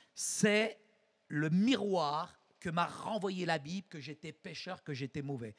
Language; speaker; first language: French; early bilingual, other home language; Arabic